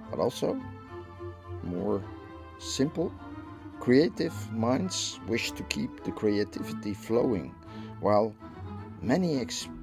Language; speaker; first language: English; non-native, fluent; Dutch